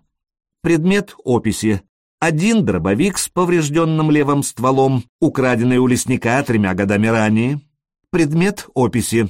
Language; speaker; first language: Russian; native; Russian